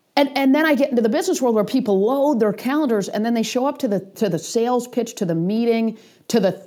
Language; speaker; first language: English; native; English